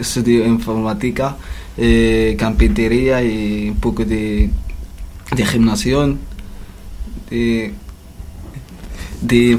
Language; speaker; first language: Spanish; non-native, learner; Arabic